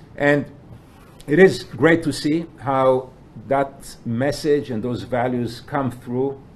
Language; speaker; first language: English; non-native, fluent; Hebrew